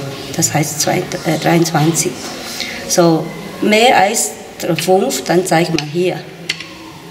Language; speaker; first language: German; non-native, learner; Chinese